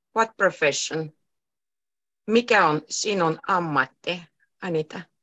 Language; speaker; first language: Finnish; native; Finnish